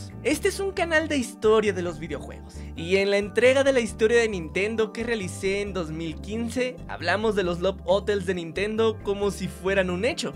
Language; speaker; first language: Spanish; native; Spanish